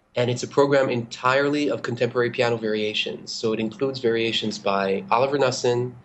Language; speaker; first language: English; non-native, fluent; Hebrew